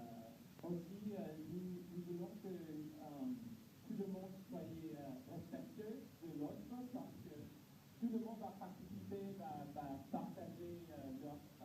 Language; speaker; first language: French; non-native, learner; English